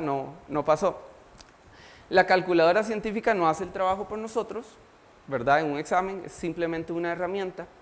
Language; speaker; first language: Spanish; native; Spanish